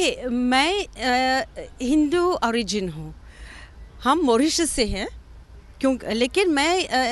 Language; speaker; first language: Hindi; non-native, fluent; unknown